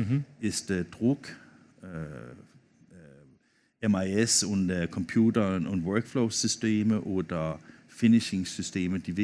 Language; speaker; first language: German; non-native, learner; Danish